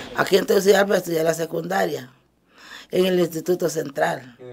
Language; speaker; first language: Spanish; early bilingual, other home language; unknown